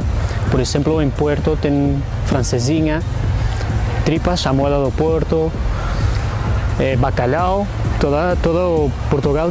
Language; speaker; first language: Spanish; non-native, fluent; Portuguese